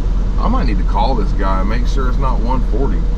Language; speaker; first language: English; native; English